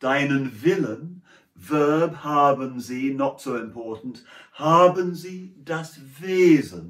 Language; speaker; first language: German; non-native, fluent; English